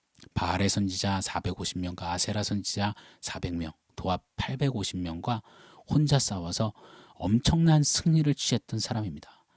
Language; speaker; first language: Korean; native; Korean